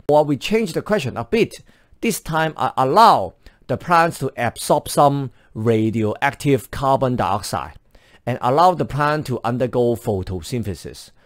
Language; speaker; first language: English; non-native, local second language; Cantonese